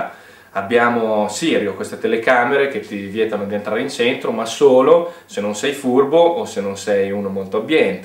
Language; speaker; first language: Italian; native; Italian